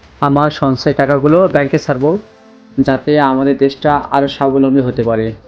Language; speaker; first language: Bangla; native; Bangla